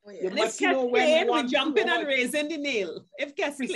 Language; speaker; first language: English; native; English